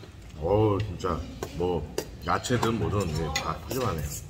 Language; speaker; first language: Korean; native; Korean